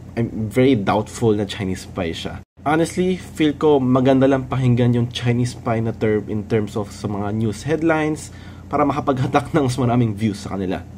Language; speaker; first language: Filipino; native; Filipino